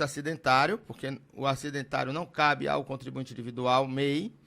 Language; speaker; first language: Portuguese; native; Portuguese